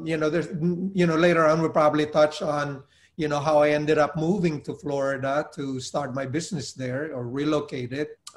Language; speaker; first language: English; non-native, local second language; Filipino